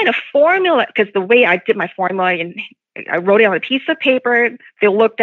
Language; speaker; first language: English; non-native, local second language; Cantonese